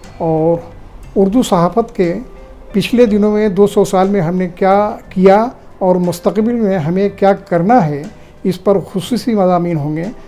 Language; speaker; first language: Urdu; native; Urdu